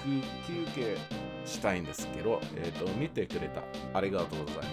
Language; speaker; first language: Japanese; non-native, fluent; English